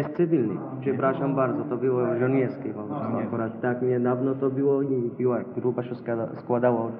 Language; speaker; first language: Polish; non-native, learner; Arabic